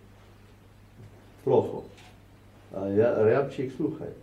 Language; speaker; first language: Russian; non-native, learner; Czech